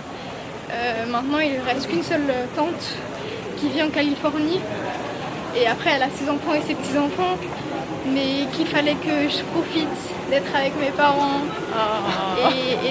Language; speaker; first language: French; native; French